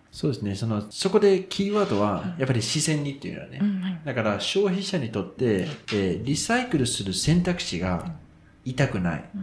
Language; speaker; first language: Japanese; non-native, fluent; Danish